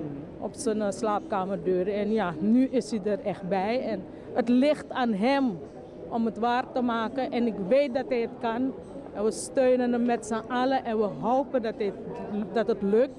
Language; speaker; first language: Dutch; native; Dutch